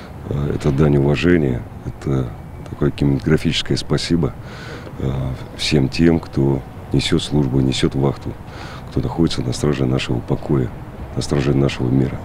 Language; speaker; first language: Russian; native; Russian